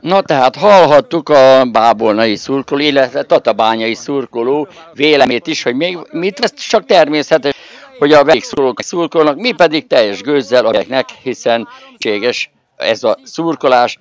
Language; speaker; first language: Hungarian; native; Hungarian